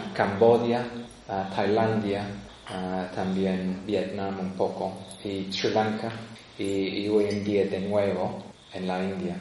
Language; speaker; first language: Spanish; non-native, fluent; English